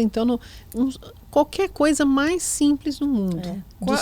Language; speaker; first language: Portuguese; native; Portuguese